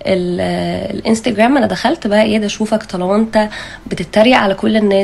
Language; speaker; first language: Arabic; native; Arabic